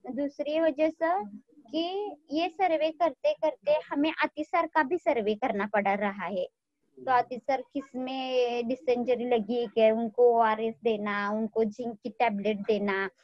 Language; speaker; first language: Hindi; non-native, local second language; Marathi